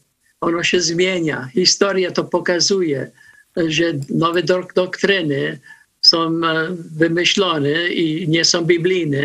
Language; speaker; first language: Polish; early bilingual, heritage; Polish